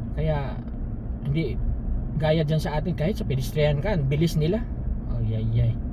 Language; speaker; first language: Filipino; non-native, local second language; Aklanon